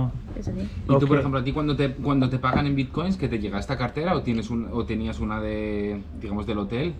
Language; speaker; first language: Spanish; native; Spanish